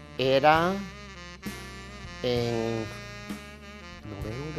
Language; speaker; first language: Spanish; early bilingual, heritage; Spanish